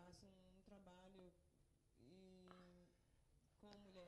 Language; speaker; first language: Portuguese; non-native, local second language; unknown